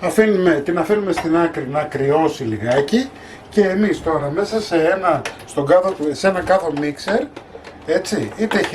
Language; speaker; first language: Greek; native; Greek